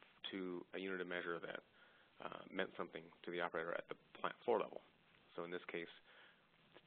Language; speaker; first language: English; native; English